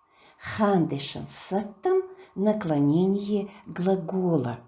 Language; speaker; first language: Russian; non-native, local second language; Chechen